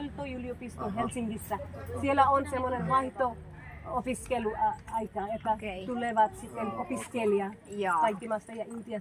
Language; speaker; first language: Finnish; non-native, fluent; Hindi